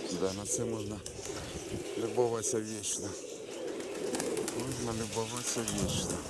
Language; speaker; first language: Ukrainian; non-native, local second language; Russian